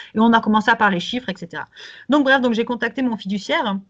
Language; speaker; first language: French; native; French